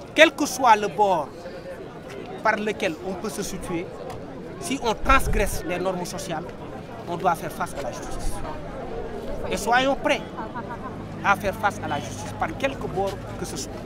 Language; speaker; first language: French; non-native, local second language; Wolof